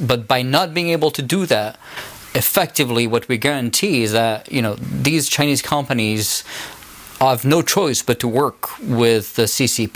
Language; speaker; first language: English; non-native, fluent; French